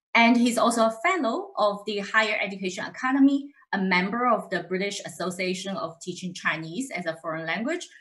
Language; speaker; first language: English; non-native, fluent; Chinese